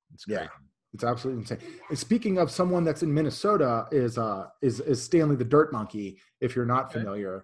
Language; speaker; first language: English; native; English